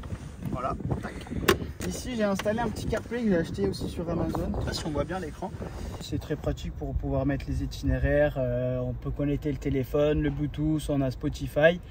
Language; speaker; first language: French; native; French